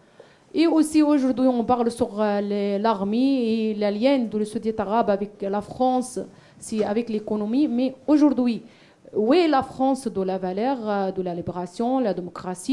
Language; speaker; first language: French; non-native, fluent; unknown